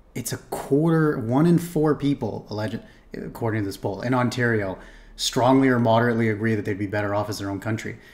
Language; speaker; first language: English; native; English